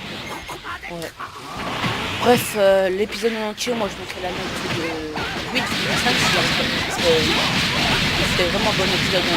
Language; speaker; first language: French; native; French